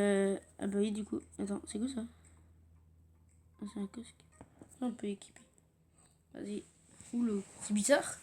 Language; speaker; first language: French; native; French